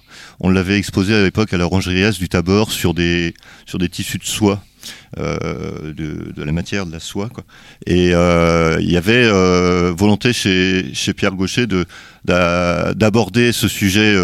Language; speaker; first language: French; native; French